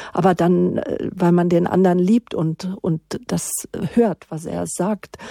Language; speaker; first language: German; native; German